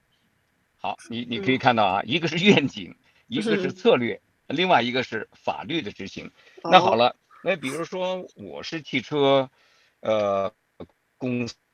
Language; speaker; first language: Chinese; native; Chinese